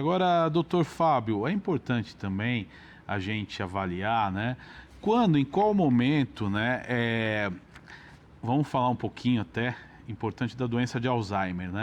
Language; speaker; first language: Portuguese; native; Portuguese